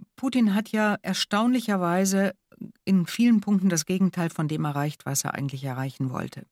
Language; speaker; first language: German; native; German